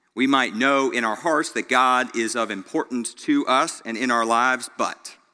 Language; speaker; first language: English; native; English